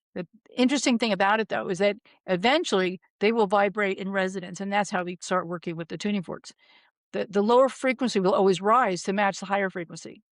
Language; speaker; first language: English; native; English